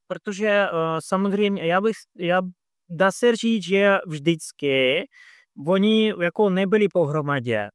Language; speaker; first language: Czech; non-native, fluent; Russian